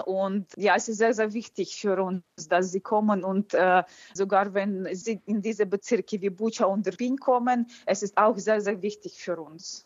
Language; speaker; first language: German; non-native, fluent; Ukrainian